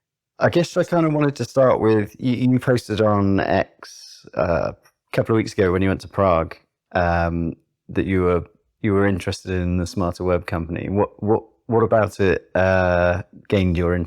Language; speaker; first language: English; native; English